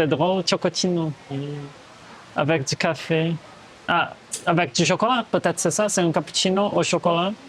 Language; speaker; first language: French; non-native, fluent; Portuguese